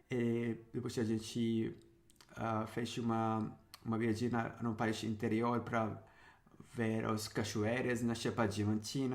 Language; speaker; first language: Portuguese; non-native, fluent; Sinhala